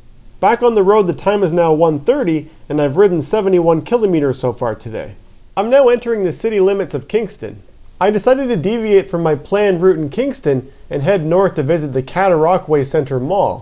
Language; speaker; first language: English; native; English